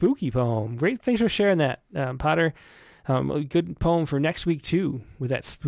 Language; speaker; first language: English; native; English